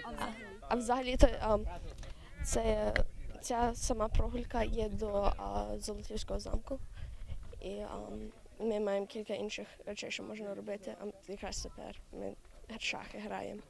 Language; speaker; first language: Ukrainian; early bilingual, heritage; English